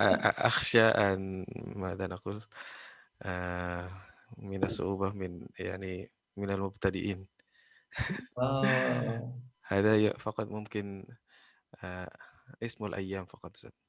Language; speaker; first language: Arabic; non-native, fluent; Indonesian